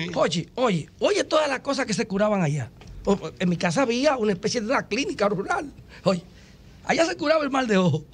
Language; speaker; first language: Spanish; native; Spanish